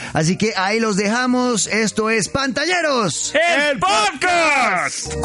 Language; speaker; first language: Spanish; native; Spanish